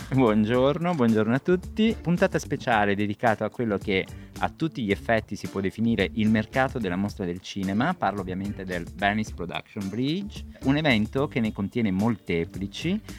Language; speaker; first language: Italian; native; Italian